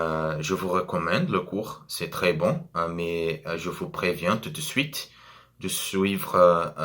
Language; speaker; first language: French; non-native, fluent; Portuguese